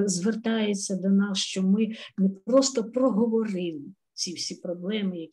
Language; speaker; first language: Ukrainian; native; Ukrainian